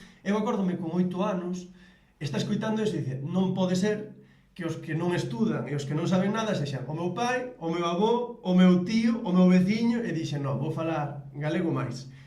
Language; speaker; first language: Galician; native; Galician